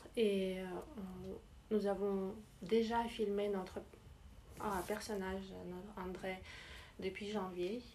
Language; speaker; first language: French; non-native, learner; English